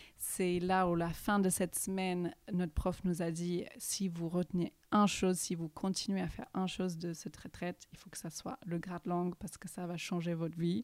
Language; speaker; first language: French; early bilingual, heritage; English